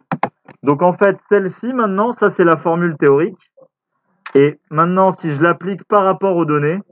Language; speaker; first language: French; native; French